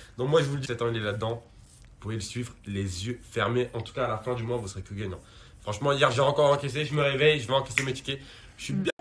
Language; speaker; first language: French; native; French